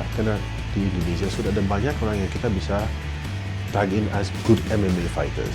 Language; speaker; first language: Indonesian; non-native, fluent; English